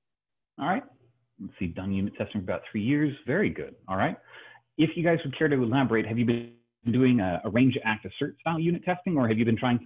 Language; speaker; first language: English; native; English